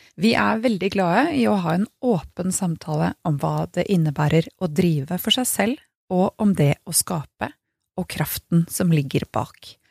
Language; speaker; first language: Norwegian; native; Norwegian